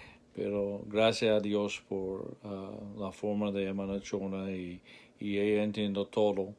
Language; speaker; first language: Spanish; non-native, learner; English